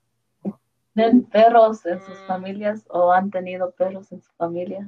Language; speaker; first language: Spanish; early bilingual, heritage; Spanish